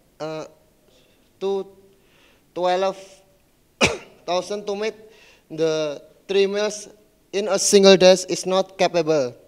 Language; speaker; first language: English; non-native, learner; Indonesian